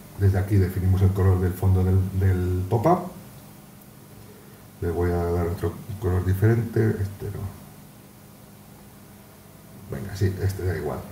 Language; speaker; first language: Spanish; native; Spanish